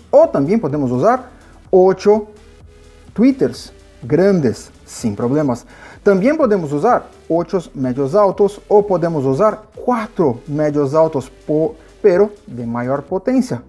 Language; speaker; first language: Spanish; non-native, fluent; Portuguese